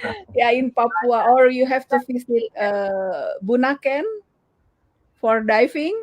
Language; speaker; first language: English; non-native, learner; Indonesian